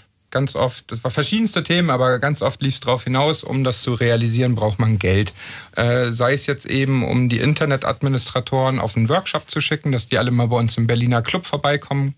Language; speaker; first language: German; native; German